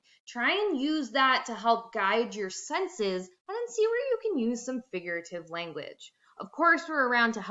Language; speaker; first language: English; native; English